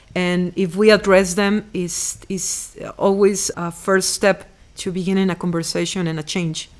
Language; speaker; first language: English; non-native, fluent; Spanish